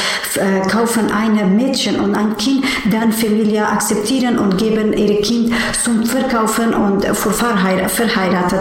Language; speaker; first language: German; non-native, learner; Persian